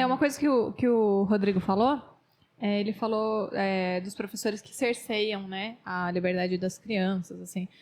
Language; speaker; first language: Portuguese; native; Portuguese